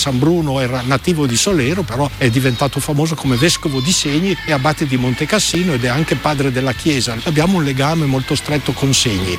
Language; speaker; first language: Italian; native; Italian